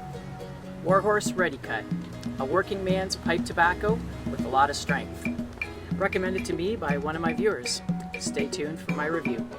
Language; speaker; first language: English; native; English